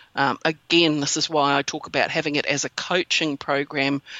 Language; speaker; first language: English; native; English